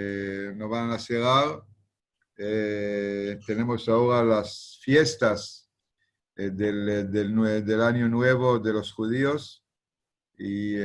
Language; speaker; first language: Spanish; early bilingual, heritage; Spanish